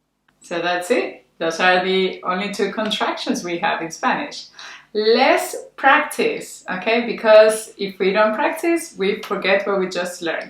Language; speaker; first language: English; non-native, fluent; Spanish